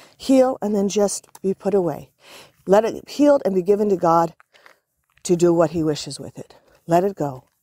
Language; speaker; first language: English; native; English